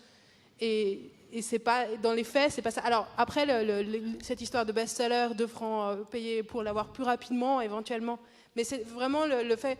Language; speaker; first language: French; native; French